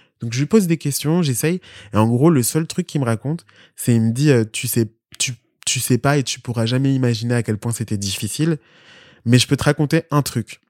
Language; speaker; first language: French; early bilingual, other home language; Spanish